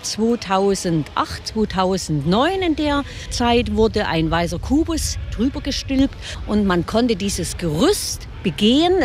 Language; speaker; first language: German; native; German